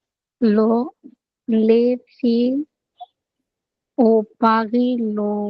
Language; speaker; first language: French; non-native, learner; Bangla